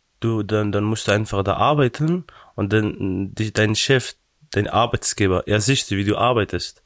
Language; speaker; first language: German; non-native, learner; Persian